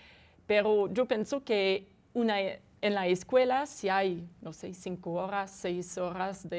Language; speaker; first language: Spanish; non-native, fluent; French